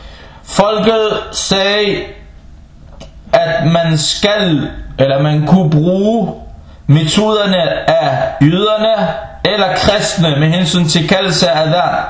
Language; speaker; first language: Danish; non-native, local second language; Arabic